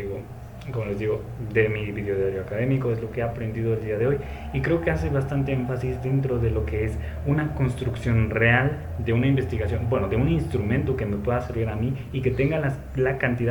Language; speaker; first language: Spanish; native; Spanish